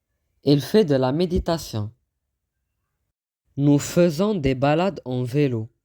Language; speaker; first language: French; non-native, fluent; Arabic